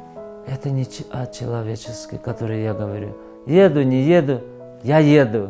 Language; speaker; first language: Russian; non-native, fluent; Georgian